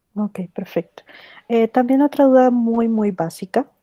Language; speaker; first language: Spanish; native; Spanish